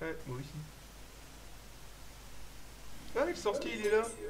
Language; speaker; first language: French; native; French